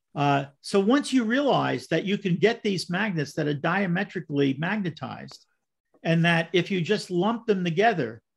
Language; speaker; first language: English; native; English